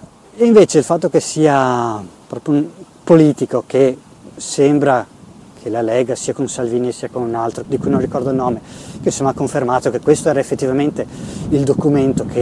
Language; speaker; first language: Italian; native; Italian